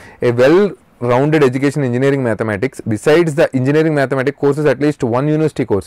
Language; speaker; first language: English; non-native, local second language; Telugu